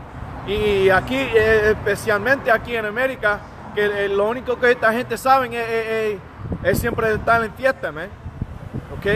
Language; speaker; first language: Spanish; early bilingual, heritage; Spanish